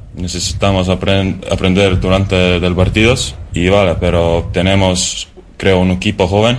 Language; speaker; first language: Spanish; non-native, learner; Estonian